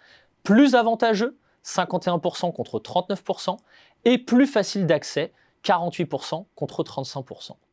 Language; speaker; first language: French; native; French